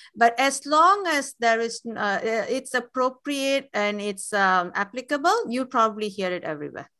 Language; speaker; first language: English; non-native, local second language; Tamil